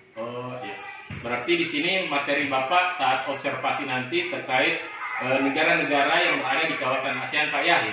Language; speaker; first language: Indonesian; native; Indonesian